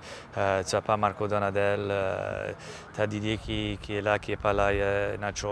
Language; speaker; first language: French; non-native, local second language; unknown